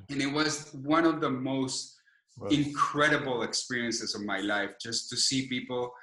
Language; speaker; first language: English; non-native, fluent; Spanish